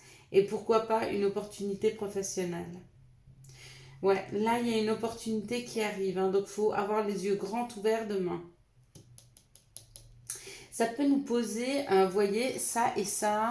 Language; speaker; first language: French; native; French